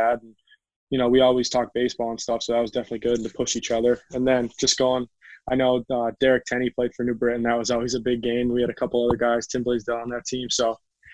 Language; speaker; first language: English; native; English